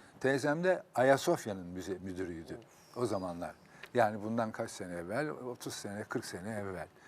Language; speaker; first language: Turkish; native; Turkish